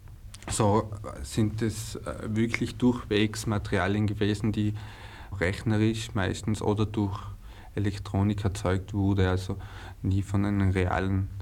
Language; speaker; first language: German; native; German